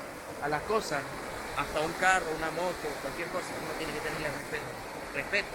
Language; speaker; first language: Spanish; native; Spanish